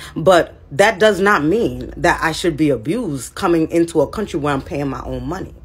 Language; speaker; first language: English; native; English